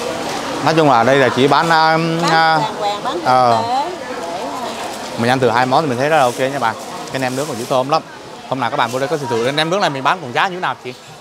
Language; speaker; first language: Vietnamese; native; Vietnamese